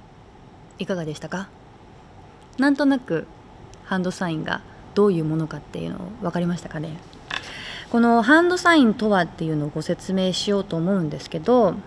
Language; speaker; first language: Japanese; native; Japanese